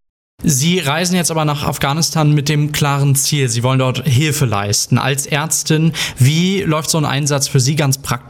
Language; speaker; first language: German; native; German